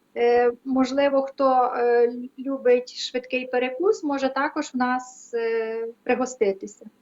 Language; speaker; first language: Ukrainian; native; Ukrainian